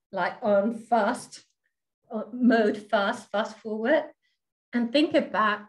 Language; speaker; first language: English; non-native, fluent; Danish